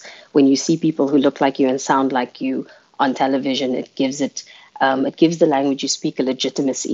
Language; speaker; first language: English; non-native, local second language; Afrikaans